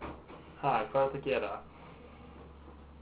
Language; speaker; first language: Icelandic; non-native, learner; English